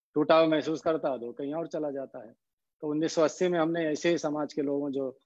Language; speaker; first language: Hindi; non-native, local second language; Haryanvi